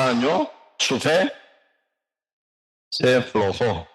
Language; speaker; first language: Spanish; non-native, learner; Korean